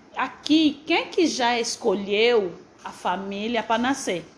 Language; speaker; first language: Portuguese; non-native, fluent; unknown